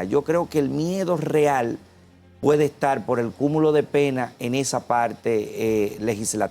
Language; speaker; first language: Spanish; native; Spanish